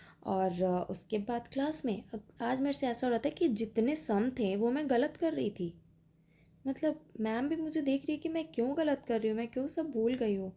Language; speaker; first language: Hindi; native; Hindi